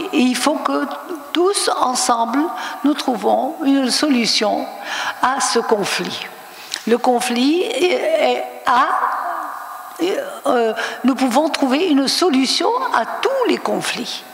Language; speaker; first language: French; non-native, local second language; Arabic